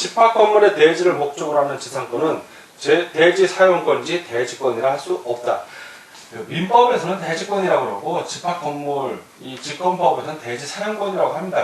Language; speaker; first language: Korean; native; Korean